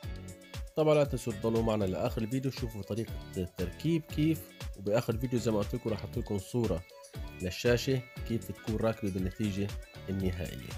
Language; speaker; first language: Arabic; native; Arabic